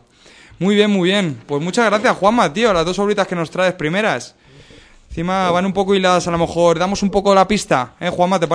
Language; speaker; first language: Spanish; native; Spanish